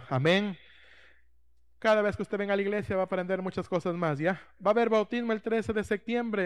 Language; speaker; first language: Spanish; native; Spanish